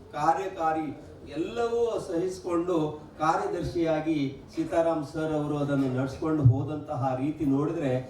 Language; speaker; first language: Kannada; non-native, local second language; Marathi